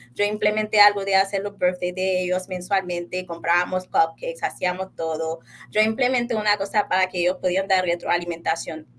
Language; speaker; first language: Spanish; non-native, fluent; Haitian Creole